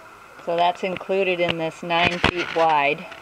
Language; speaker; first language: English; native; English